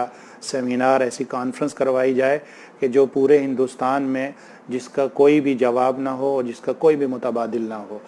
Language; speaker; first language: Urdu; native; Urdu